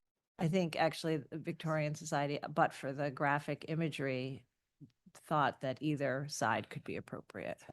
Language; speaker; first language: English; native; English